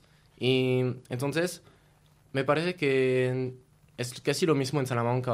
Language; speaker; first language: Spanish; non-native, learner; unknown